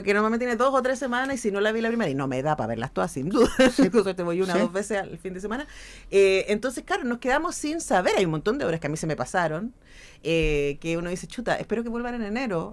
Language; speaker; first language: Spanish; native; Spanish